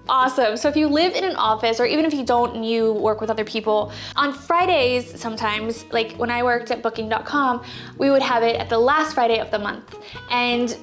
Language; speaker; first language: English; native; English